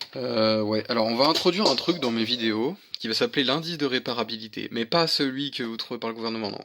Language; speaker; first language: French; native; French